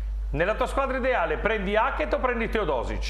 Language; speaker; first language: Italian; native; Italian